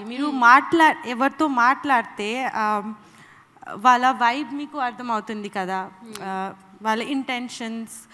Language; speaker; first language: Telugu; non-native, learner; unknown